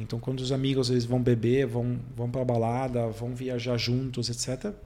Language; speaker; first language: Portuguese; non-native, fluent; Dutch